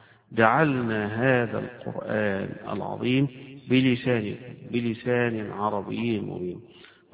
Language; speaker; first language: Arabic; native; Arabic